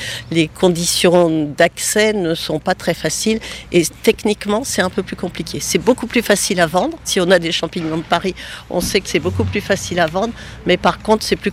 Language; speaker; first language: French; native; French